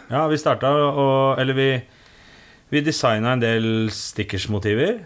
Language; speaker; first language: Norwegian; native; Norwegian